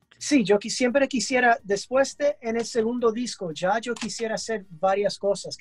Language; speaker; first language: Spanish; early bilingual, heritage; English